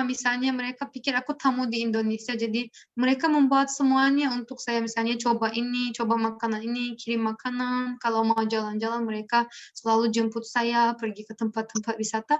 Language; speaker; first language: Indonesian; non-native, learner; Turkish